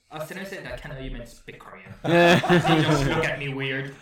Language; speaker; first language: English; early bilingual, heritage; Spanish